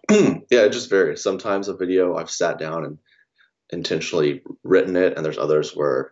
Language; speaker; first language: English; native; English